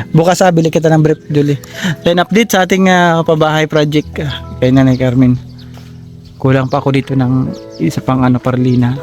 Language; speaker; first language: Filipino; non-native, local second language; Waray